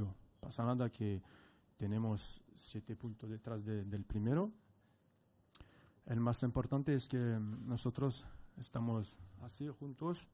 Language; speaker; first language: Spanish; non-native, fluent; French